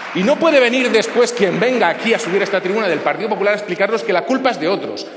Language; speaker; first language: Spanish; non-native, local second language; Catalan